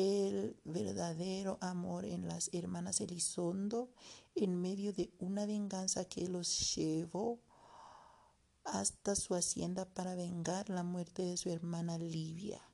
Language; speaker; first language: Spanish; non-native, learner; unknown